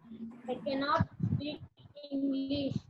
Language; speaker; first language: English; non-native, learner; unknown